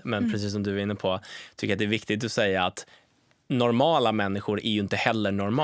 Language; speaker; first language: Swedish; native; Swedish